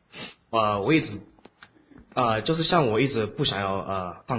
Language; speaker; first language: Chinese; early bilingual, heritage; Chinese